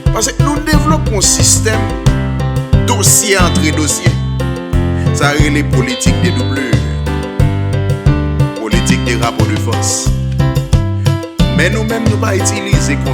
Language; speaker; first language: French; non-native, learner; Haitian Creole